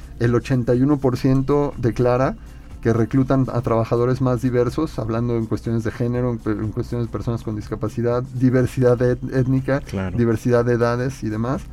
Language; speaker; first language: Spanish; native; Spanish